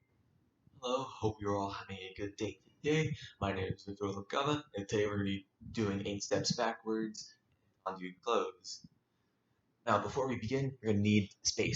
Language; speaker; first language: English; native; English